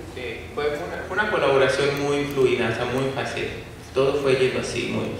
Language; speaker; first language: Spanish; native; Spanish